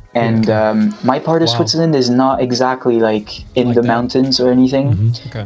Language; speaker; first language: English; non-native, fluent; French